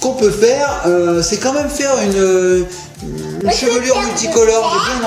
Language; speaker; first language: French; native; French